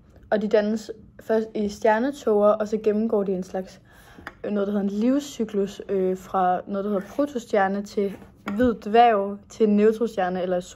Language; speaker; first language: Danish; native; Danish